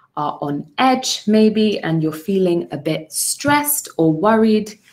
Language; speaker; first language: English; native; English